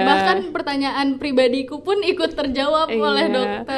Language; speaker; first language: Indonesian; native; Indonesian